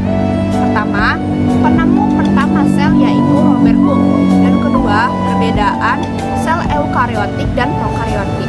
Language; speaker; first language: Indonesian; native; Indonesian